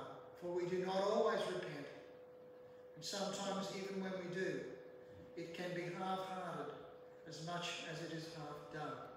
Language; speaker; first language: English; native; English